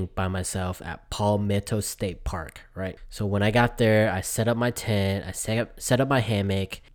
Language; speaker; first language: English; early bilingual, other home language; Vietnamese